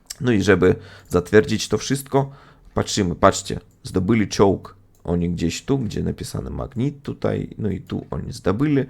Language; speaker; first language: Polish; non-native, fluent; Russian